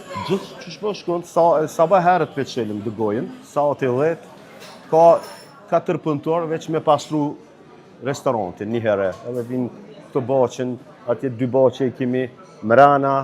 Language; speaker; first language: Albanian; early bilingual, heritage; Turkish